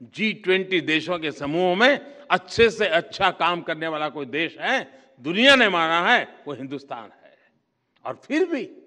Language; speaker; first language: Hindi; non-native, local second language; Gujarati